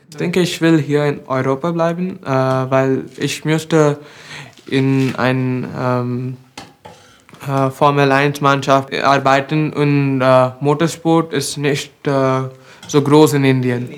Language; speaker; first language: German; non-native, learner; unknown